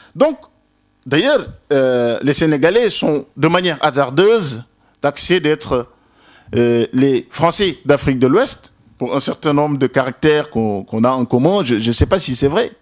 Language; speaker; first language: French; non-native, local second language; Wolof